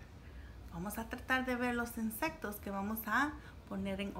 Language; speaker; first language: Spanish; early bilingual, heritage; Spanish